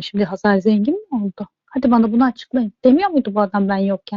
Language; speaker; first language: Turkish; native; Turkish